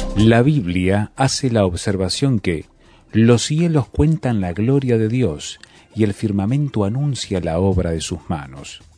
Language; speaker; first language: Spanish; native; Spanish